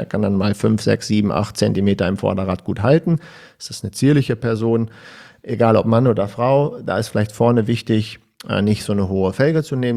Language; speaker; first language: German; native; German